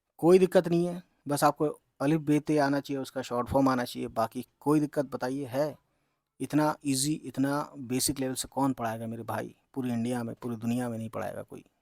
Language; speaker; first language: Hindi; native; Hindi